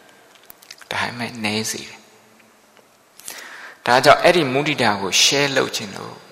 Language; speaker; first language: Burmese; non-native, local second language; Shan